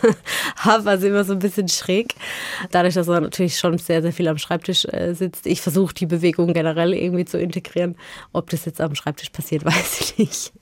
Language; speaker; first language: German; native; German